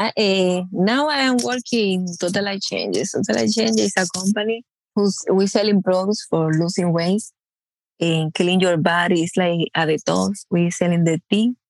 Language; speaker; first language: English; non-native, learner; Spanish